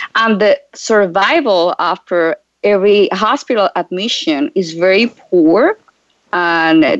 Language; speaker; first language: English; non-native, fluent; Spanish